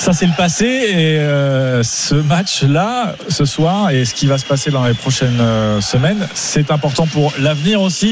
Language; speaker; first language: French; native; French